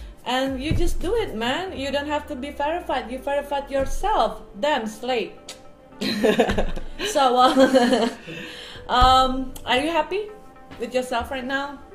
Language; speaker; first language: English; non-native, fluent; Indonesian